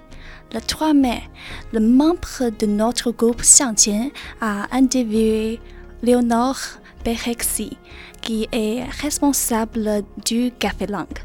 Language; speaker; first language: French; non-native, learner; Chinese